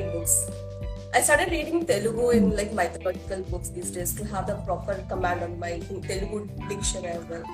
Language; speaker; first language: English; non-native, local second language; Telugu